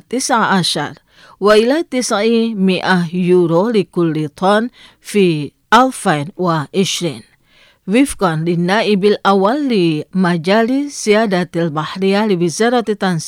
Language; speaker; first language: Arabic; non-native, fluent; Indonesian